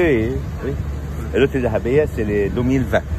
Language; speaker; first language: French; non-native, learner; Arabic